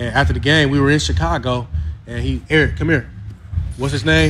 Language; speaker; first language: English; native; English